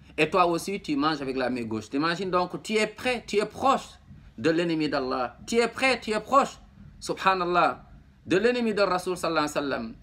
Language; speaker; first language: French; non-native, local second language; Wolof